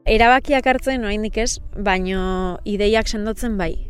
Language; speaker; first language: Basque; native; Basque